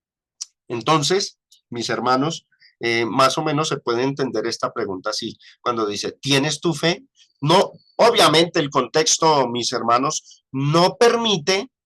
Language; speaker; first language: Spanish; native; Spanish